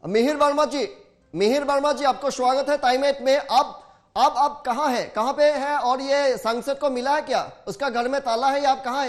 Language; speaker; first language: Hindi; non-native, local second language; Assamese